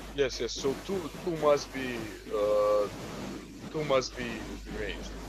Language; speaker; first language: English; non-native, fluent; Croatian